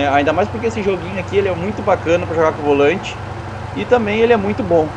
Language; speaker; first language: Portuguese; native; Portuguese